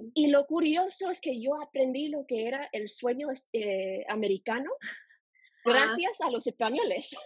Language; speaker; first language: Spanish; non-native, fluent; English